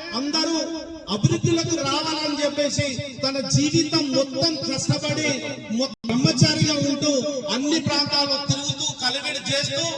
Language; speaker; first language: Telugu; non-native, local second language; Lambadi